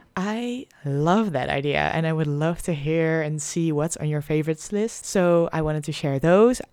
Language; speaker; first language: English; non-native, fluent; Dutch